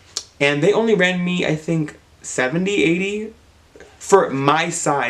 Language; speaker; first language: English; native; English